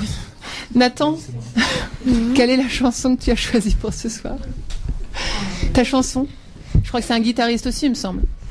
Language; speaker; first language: French; native; French